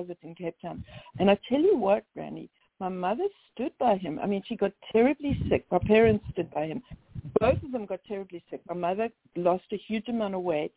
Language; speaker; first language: English; native; English